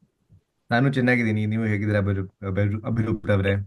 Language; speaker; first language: Kannada; non-native, learner; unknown